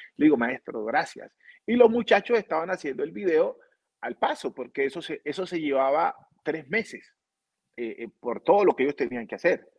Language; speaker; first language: Spanish; native; Spanish